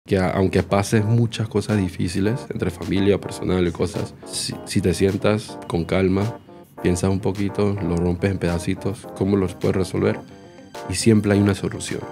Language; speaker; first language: Spanish; early bilingual, other home language; Korean